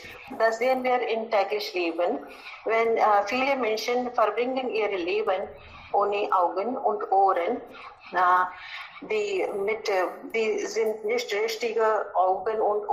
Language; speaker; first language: German; non-native, learner; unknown